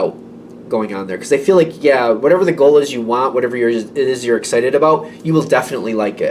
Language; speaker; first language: English; native; English